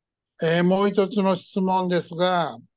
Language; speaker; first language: Japanese; early bilingual, heritage; Japanese